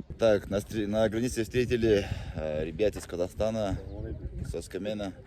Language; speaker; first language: Russian; non-native, local second language; Yakut